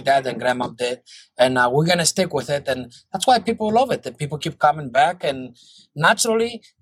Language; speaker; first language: English; non-native, fluent; Greek